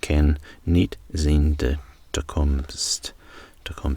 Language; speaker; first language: Dutch; non-native, learner; English